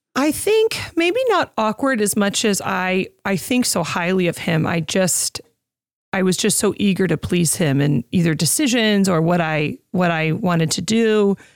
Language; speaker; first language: English; native; English